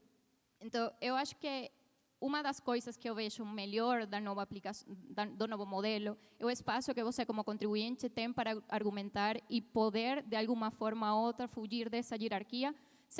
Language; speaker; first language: Portuguese; non-native, fluent; Spanish